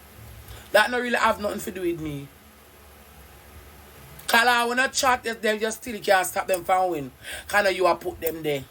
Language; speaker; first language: English; non-native, local second language; Jamaican Creole English